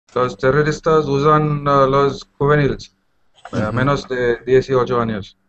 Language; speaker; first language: Spanish; non-native, learner; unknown